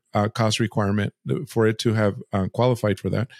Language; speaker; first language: English; early bilingual, other home language; Spanish